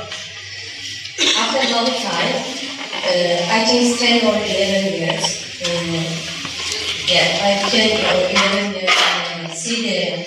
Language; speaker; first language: English; non-native, learner; Persian